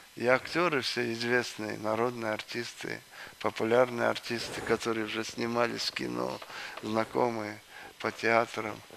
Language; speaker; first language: Russian; non-native, local second language; Kyrgyz